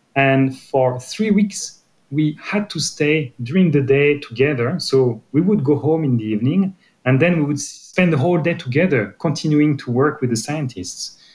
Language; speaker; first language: English; non-native, fluent; French